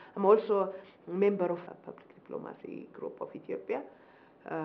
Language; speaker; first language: English; non-native, fluent; Amharic